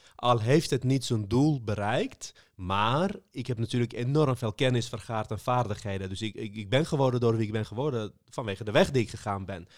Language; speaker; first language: Dutch; early bilingual, other home language; Armenian